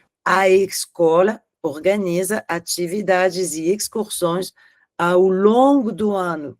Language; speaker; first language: Portuguese; non-native, fluent; French